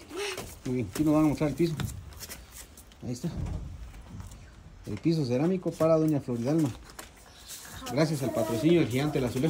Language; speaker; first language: Spanish; native; Spanish